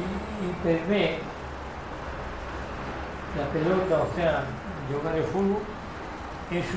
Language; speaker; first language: Italian; non-native, learner; Spanish